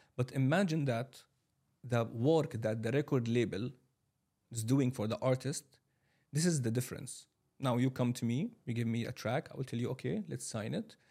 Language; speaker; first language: English; non-native, fluent; Arabic